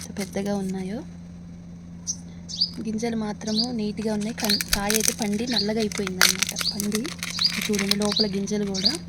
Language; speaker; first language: Telugu; native; Telugu